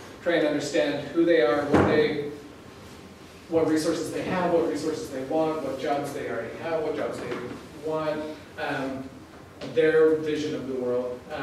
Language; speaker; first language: English; native; English